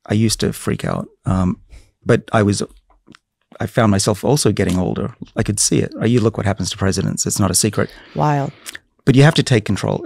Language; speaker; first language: English; native; English